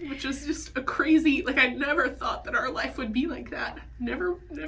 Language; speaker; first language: English; native; English